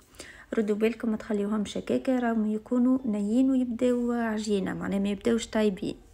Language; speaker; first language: Arabic; native; Arabic